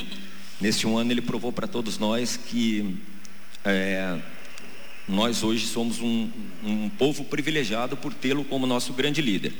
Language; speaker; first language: Portuguese; native; Portuguese